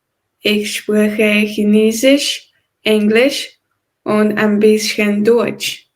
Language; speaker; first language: German; non-native, learner; Chinese